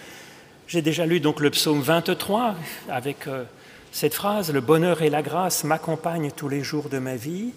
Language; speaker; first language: French; native; French